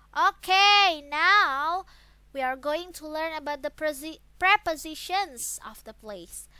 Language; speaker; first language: English; non-native, fluent; Indonesian